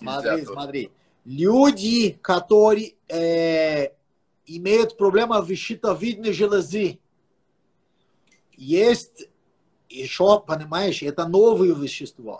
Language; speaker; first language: Russian; non-native, fluent; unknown